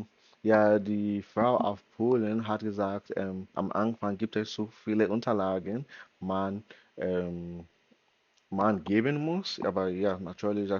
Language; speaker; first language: German; non-native, learner; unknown